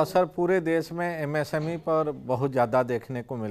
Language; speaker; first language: Hindi; native; Hindi